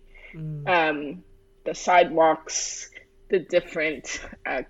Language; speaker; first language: English; early bilingual, other home language; Spanish